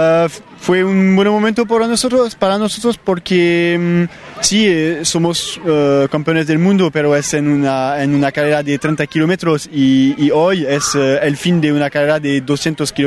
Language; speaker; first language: Spanish; non-native, fluent; French